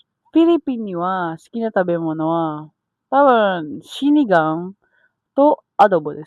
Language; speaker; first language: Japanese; non-native, learner; Filipino